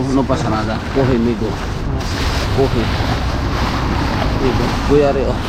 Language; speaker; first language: Spanish; non-native, learner; Filipino